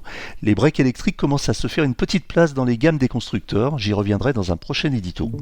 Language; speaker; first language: French; native; French